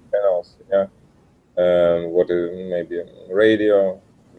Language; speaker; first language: English; non-native, learner; Russian